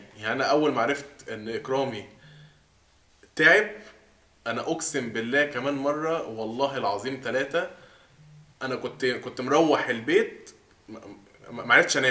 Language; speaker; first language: Arabic; native; Arabic